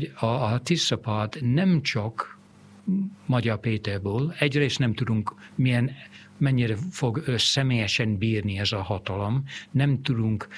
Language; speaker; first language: Hungarian; non-native, fluent; English